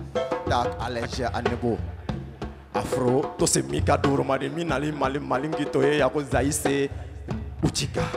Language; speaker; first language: Czech; non-native, learner; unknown